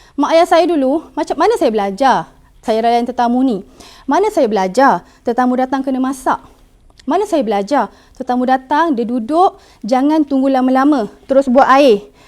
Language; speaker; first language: Malay; native; Malay